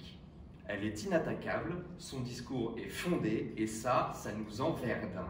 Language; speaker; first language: French; native; French